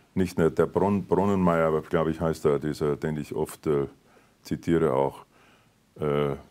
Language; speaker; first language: German; native; German